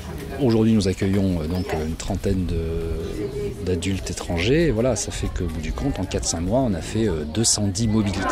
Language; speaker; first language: French; native; French